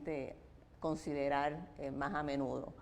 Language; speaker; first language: Spanish; native; Spanish